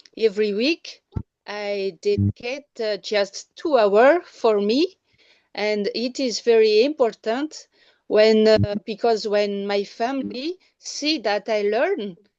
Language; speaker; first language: English; non-native, learner; Malagasy